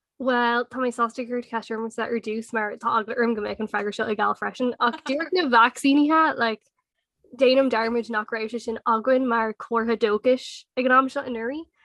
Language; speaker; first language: Irish; native; Irish